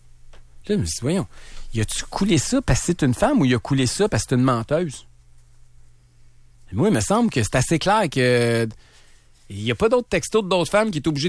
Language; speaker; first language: French; native; French